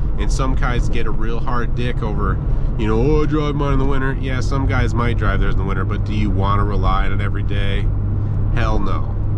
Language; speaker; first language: English; native; English